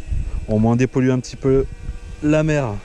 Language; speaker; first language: French; native; French